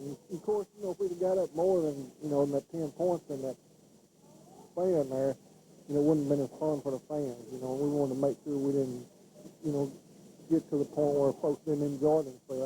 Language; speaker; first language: English; native; English